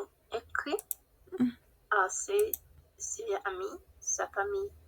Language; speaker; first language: French; non-native, learner; Spanish